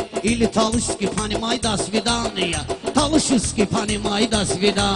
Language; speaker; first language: Russian; non-native, learner; Talysh